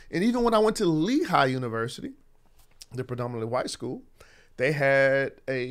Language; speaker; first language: English; native; English